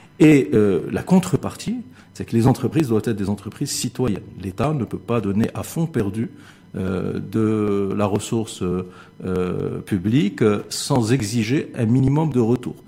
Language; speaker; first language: French; non-native, local second language; Arabic